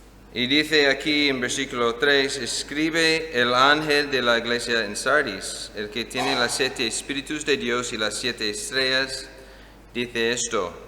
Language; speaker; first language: Spanish; non-native, fluent; English